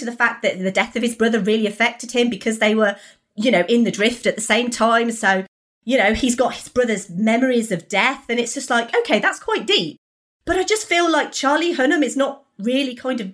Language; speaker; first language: English; native; English